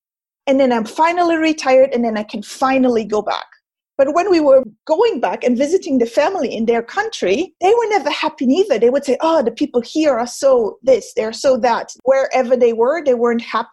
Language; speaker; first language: English; non-native, fluent; German